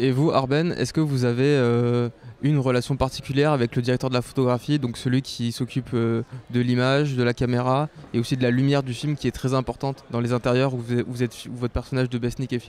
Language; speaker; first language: French; native; French